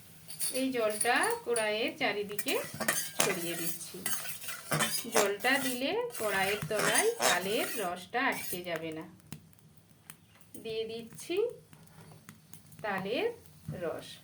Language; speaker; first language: Bangla; native; Bangla